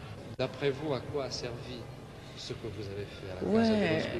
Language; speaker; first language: French; native; French